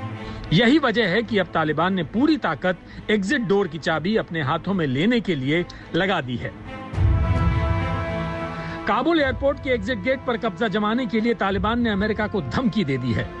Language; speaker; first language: Hindi; native; Hindi